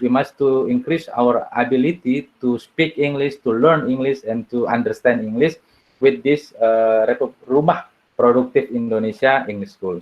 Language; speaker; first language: English; non-native, learner; Indonesian